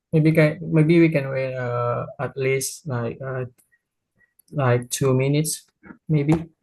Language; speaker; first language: English; non-native, learner; Indonesian